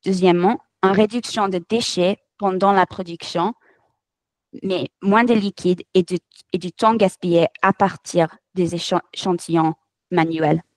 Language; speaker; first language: French; non-native, fluent; English